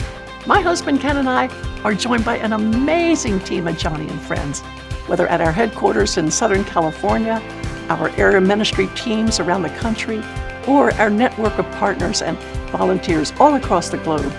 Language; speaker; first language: English; native; English